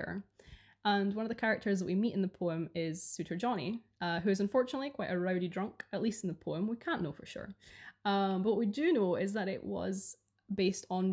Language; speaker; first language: English; early bilingual, other home language; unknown